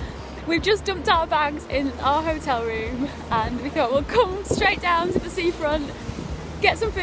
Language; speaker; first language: English; native; English